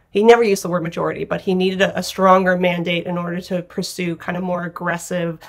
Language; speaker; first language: English; native; English